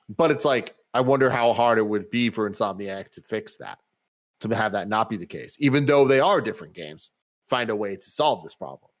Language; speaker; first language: English; native; English